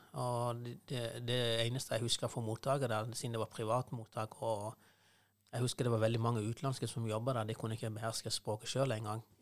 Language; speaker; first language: Norwegian; non-native, fluent; Persian